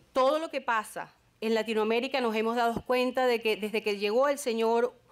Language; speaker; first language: Spanish; native; Spanish